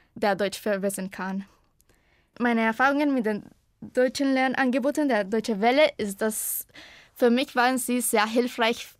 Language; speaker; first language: German; non-native, fluent; Spanish